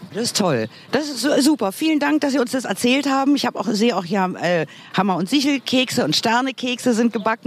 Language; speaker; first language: German; native; German